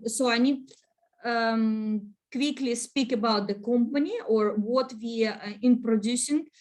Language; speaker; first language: English; non-native, learner; Russian